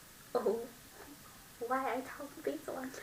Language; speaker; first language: English; non-native, learner; Vietnamese